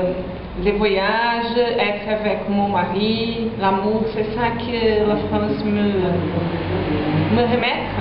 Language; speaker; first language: French; non-native, learner; Portuguese